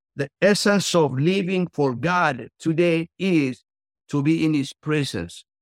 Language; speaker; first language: English; non-native, fluent; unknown